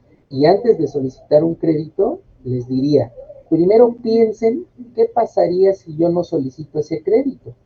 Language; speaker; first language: Spanish; native; Spanish